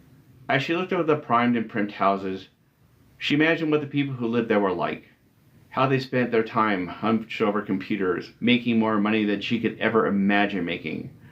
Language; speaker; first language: English; native; English